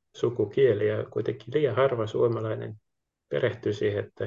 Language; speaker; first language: Finnish; native; Finnish